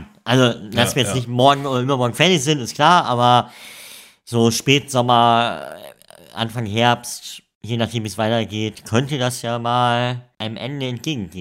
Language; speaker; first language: German; native; German